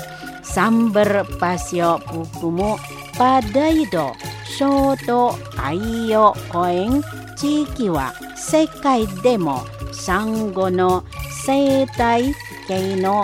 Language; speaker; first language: Japanese; non-native, fluent; Indonesian